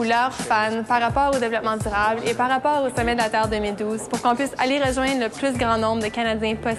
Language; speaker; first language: French; native; French